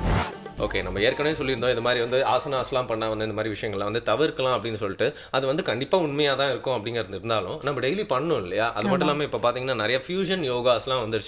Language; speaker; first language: Tamil; native; Tamil